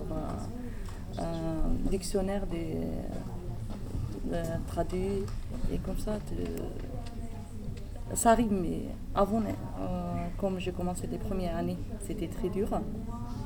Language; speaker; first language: French; non-native, learner; Kurdish